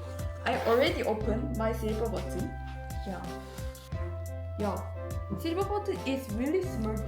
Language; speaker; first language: English; non-native, learner; Korean